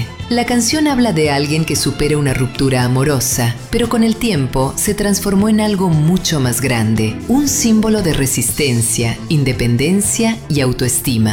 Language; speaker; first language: Spanish; native; Spanish